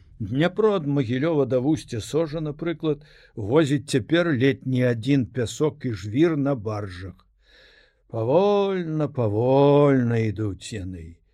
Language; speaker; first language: Belarusian; native; Belarusian